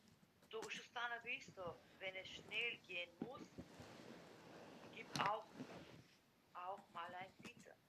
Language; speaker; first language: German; non-native, learner; Macedonian